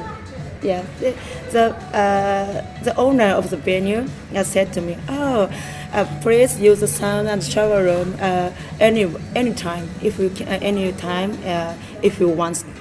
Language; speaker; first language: English; non-native, learner; Japanese